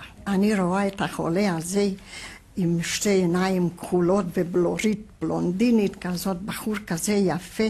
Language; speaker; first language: Hebrew; non-native, fluent; Hungarian